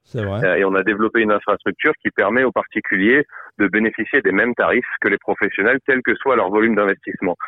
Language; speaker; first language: French; native; French